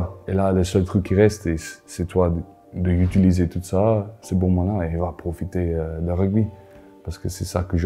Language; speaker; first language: French; non-native, fluent; Afrikaans